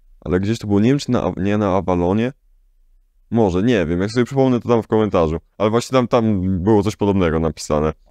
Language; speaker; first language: Polish; native; Polish